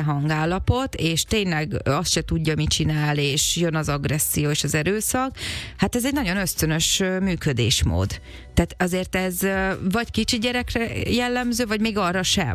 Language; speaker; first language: Hungarian; native; Hungarian